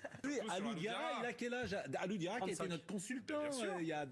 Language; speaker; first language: French; native; French